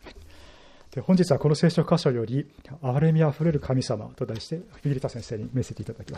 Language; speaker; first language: Japanese; native; Japanese